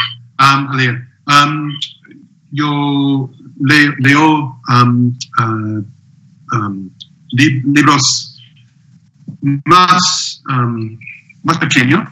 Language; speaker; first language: Spanish; non-native, learner; English